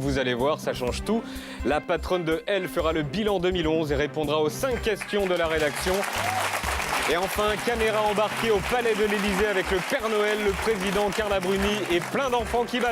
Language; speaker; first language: French; native; French